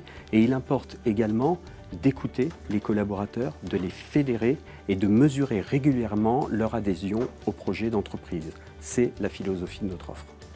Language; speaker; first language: French; native; French